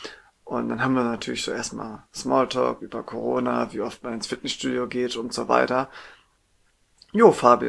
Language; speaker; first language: German; native; German